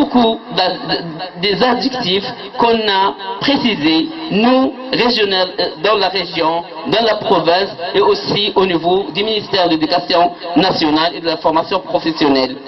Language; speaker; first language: French; non-native, local second language; Arabic